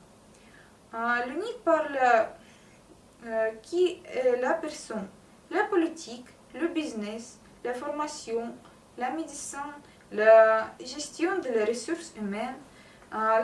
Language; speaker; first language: French; non-native, learner; Russian